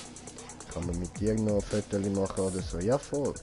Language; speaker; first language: German; native; German